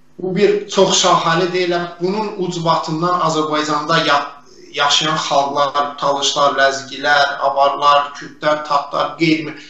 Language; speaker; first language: Azerbaijani; non-native, local second language; Talysh